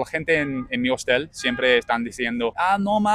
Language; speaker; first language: Spanish; non-native, learner; English